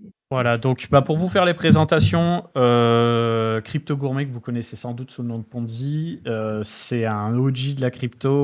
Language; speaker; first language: French; native; French